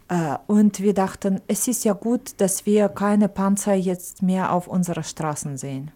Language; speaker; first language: German; non-native, fluent; Ukrainian